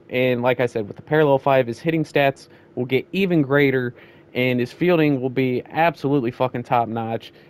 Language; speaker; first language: English; native; English